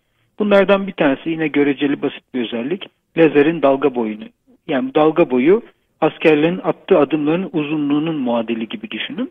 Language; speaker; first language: Turkish; native; Turkish